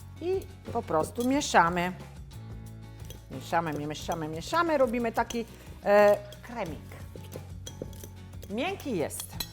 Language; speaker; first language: Polish; non-native, learner; Italian